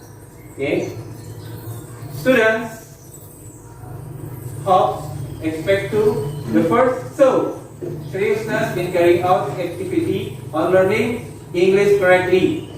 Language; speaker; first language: English; non-native, learner; Indonesian